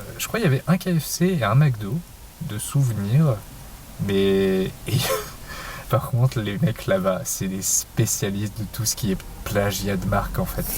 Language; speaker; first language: French; native; French